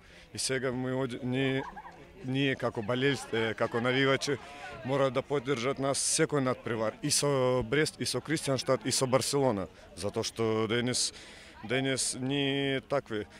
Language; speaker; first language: Macedonian; non-native, fluent; Russian